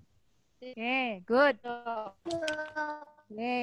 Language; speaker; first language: English; non-native, fluent; Indonesian